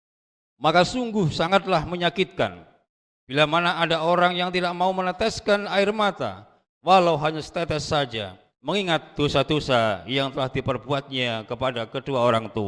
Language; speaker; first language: Indonesian; native; Indonesian